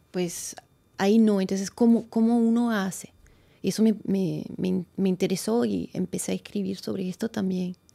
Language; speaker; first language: Spanish; non-native, fluent; French